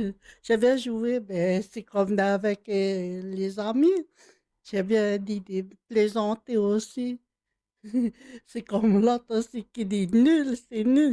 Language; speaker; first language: French; non-native, local second language; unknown